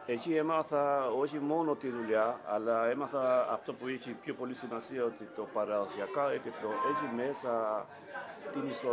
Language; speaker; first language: Greek; non-native, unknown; Albanian